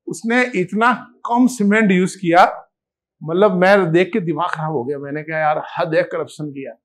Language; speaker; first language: Hindi; native; Hindi